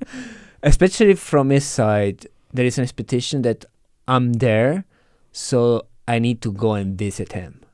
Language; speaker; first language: English; non-native, fluent; Italian